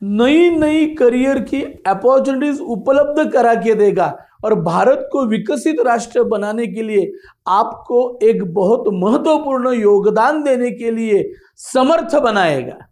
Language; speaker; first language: Hindi; non-native, local second language; Marathi